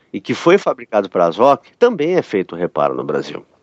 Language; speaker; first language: Portuguese; native; Portuguese